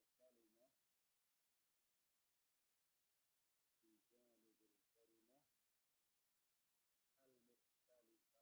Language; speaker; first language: Arabic; non-native, fluent; Khmer